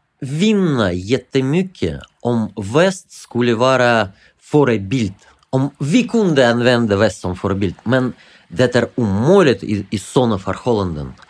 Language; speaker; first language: Swedish; non-native, fluent; Russian